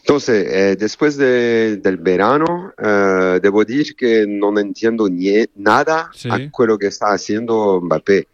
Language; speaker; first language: Spanish; non-native, learner; French